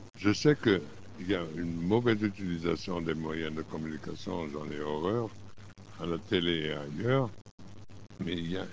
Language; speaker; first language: French; non-native, fluent; German